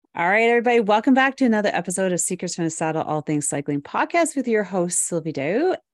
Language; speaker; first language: English; native; English